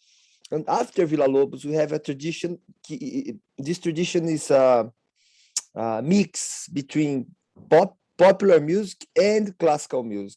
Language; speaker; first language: English; non-native, fluent; Portuguese